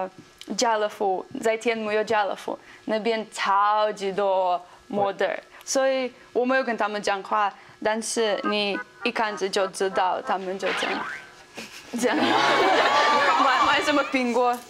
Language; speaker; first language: Chinese; non-native, fluent; Russian